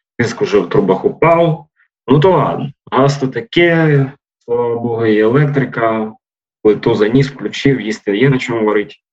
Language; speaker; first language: Ukrainian; native; Ukrainian